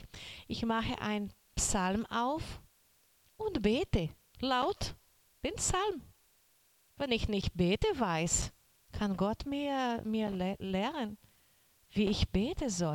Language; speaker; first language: German; non-native, learner; Portuguese